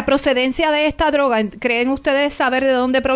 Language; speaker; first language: Spanish; native; Spanish